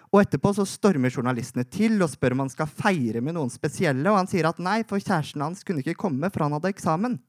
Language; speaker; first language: Norwegian; native; Norwegian